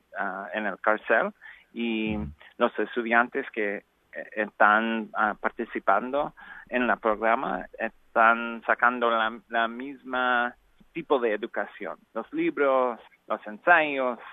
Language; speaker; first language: Spanish; non-native, learner; English